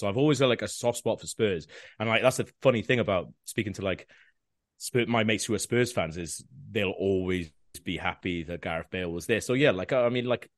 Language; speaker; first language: English; non-native, local second language; Welsh